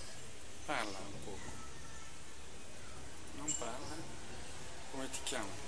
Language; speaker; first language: Italian; non-native, learner; French